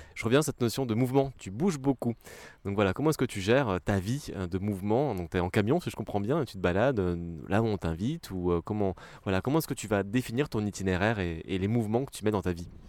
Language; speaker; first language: French; native; French